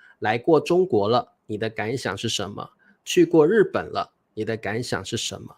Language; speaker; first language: Chinese; native; Chinese